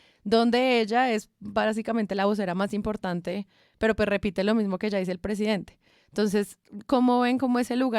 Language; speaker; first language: Spanish; native; Spanish